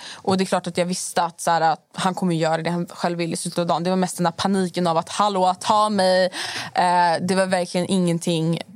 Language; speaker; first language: Swedish; early bilingual, other home language; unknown